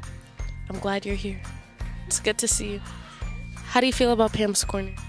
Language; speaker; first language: English; native; English